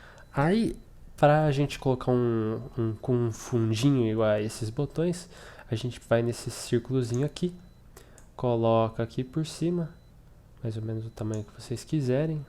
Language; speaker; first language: Portuguese; native; Portuguese